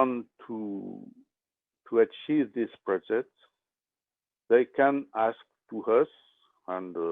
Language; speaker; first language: English; non-native, learner; French